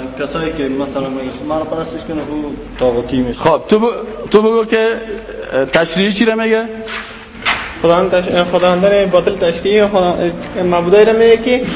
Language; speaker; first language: Persian; native; Persian